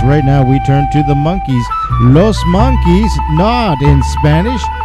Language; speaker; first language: English; native; English